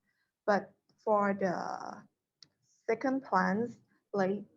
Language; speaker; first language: English; non-native, learner; Thai